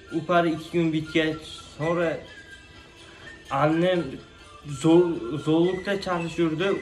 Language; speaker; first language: Turkish; non-native, learner; Uzbek